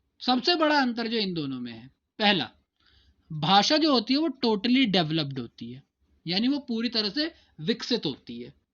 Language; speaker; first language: Hindi; native; Hindi